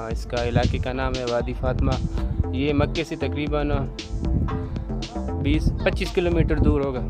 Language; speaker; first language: Hindi; non-native, local second language; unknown